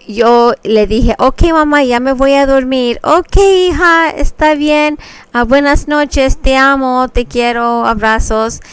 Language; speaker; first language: Spanish; early bilingual, other home language; English